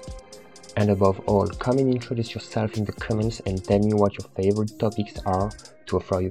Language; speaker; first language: English; non-native, fluent; French